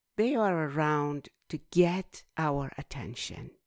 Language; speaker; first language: English; non-native, fluent; Persian